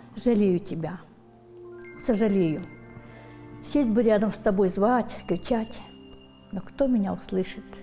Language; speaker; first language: Russian; non-native, local second language; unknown